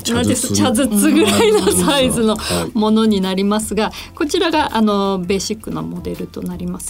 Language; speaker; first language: Japanese; native; Japanese